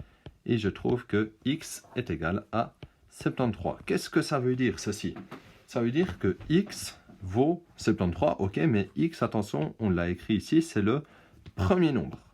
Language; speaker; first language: French; native; French